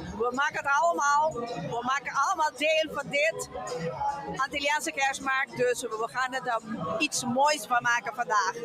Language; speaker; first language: Dutch; non-native, local second language; Papiamento